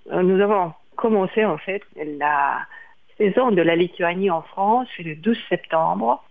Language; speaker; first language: French; non-native, fluent; Lithuanian